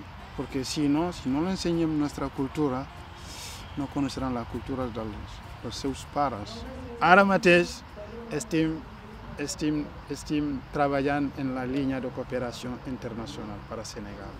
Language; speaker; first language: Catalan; non-native, fluent; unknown